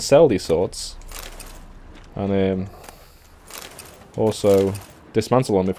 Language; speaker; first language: English; native; English